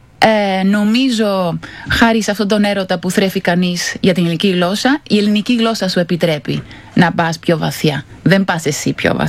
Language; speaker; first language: Greek; non-native, fluent; Spanish